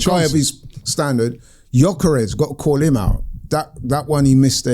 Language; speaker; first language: English; native; English